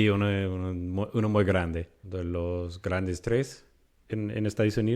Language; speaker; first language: Spanish; non-native, fluent; English